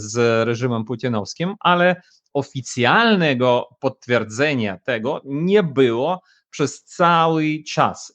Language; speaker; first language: Polish; non-native, fluent; Ukrainian